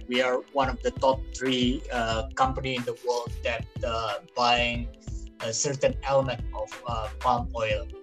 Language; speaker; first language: English; non-native, fluent; Indonesian